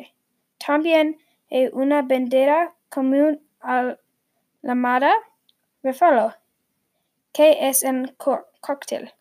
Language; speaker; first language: Spanish; non-native, learner; English